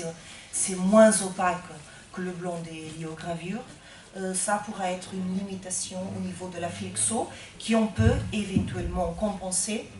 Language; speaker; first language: French; non-native, fluent; Portuguese